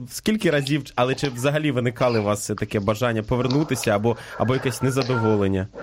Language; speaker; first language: Ukrainian; native; Ukrainian